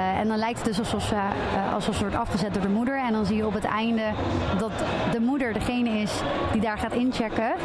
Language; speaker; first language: Dutch; native; Dutch